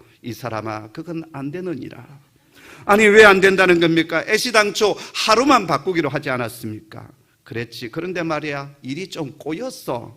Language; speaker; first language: Korean; native; Korean